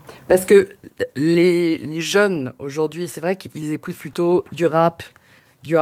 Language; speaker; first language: French; native; French